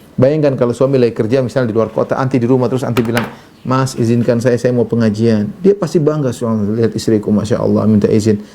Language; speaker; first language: Indonesian; native; Indonesian